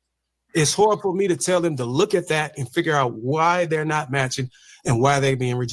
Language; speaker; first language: English; native; English